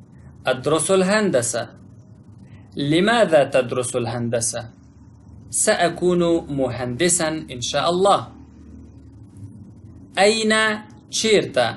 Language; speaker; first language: Arabic; non-native, fluent; Pashto